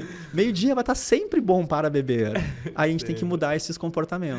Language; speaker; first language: Portuguese; native; Portuguese